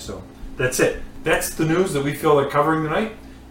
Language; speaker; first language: English; native; English